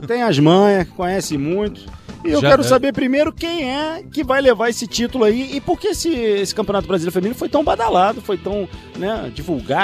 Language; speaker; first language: Portuguese; native; Portuguese